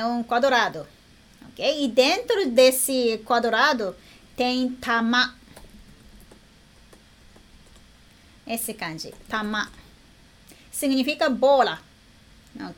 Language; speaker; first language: Portuguese; non-native, learner; Japanese